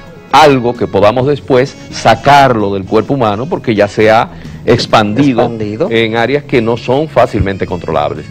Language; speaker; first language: Spanish; native; Spanish